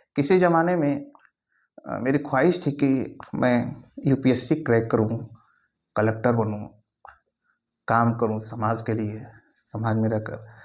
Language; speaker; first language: Hindi; native; Hindi